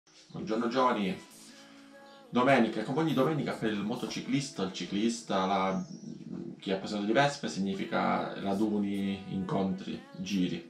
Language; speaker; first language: Italian; native; Italian